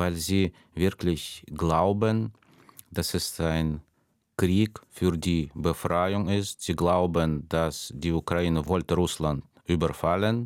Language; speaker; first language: German; non-native, fluent; Russian